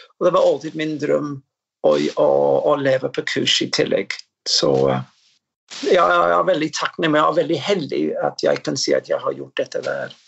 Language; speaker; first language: Norwegian; non-native, fluent; English